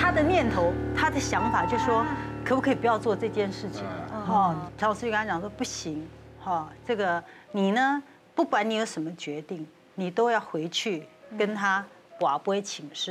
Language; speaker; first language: Chinese; native; Chinese